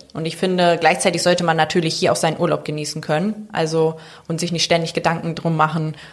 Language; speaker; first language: German; native; German